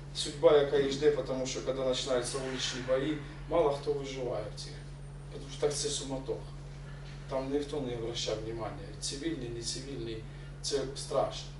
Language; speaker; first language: Ukrainian; non-native, local second language; Russian